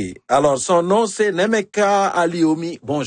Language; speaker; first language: French; native; French